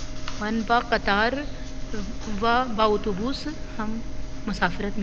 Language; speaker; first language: Persian; non-native, learner; Urdu